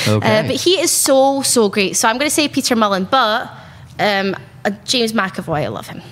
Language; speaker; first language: English; native; English